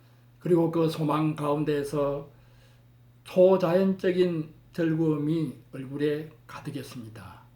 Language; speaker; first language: Korean; native; Korean